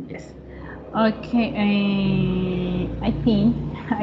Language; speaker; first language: English; non-native, learner; Spanish